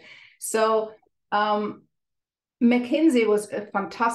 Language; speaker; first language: English; non-native, fluent; German